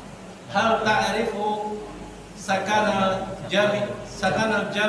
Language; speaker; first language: Arabic; non-native, learner; Indonesian